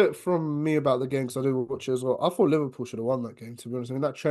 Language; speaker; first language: English; native; English